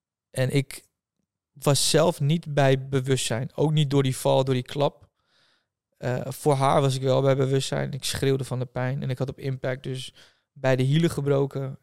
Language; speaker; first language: Dutch; native; Dutch